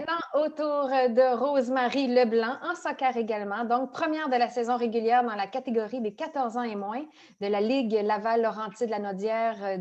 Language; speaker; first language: French; native; French